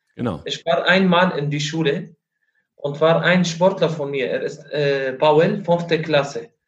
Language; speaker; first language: German; non-native, fluent; Arabic